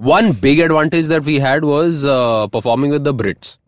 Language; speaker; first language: English; non-native, local second language; Hindi